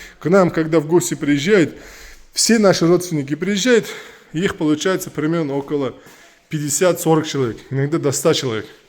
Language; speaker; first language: Russian; non-native, local second language; Uzbek